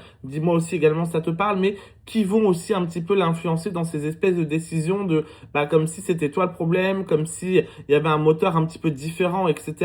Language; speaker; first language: French; native; French